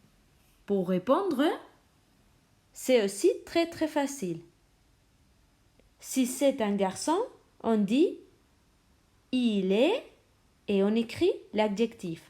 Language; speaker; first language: French; non-native, fluent; Spanish